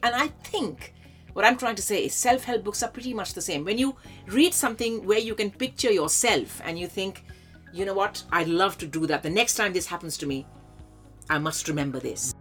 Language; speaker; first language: English; non-native, local second language; Hindi